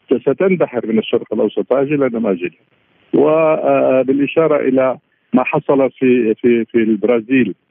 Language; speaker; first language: Arabic; native; Arabic